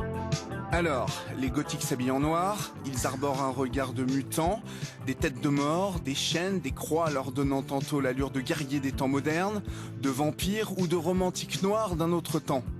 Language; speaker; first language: French; native; French